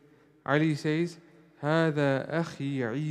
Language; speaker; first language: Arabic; non-native, fluent; English